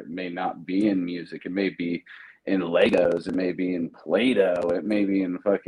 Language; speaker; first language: English; native; English